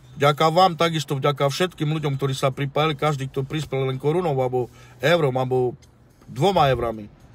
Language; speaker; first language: Slovak; non-native, local second language; Romany